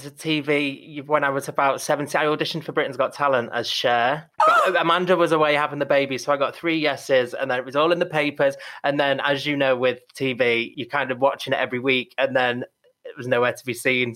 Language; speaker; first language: English; native; English